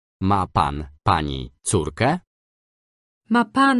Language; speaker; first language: Polish; non-native, learner; Ukrainian